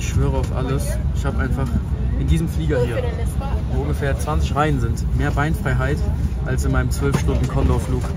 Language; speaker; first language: German; native; German